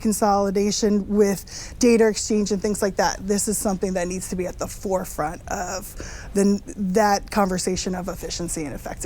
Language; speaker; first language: English; native; English